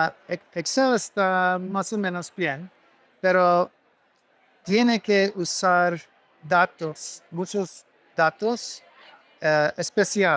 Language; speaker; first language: Spanish; non-native, learner; English